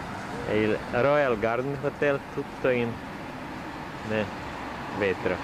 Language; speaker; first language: Italian; non-native, learner; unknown